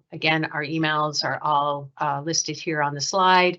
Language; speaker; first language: English; native; English